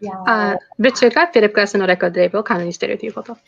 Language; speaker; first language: Japanese; non-native, fluent; English